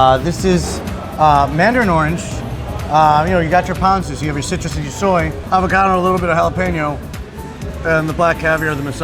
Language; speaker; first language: English; native; English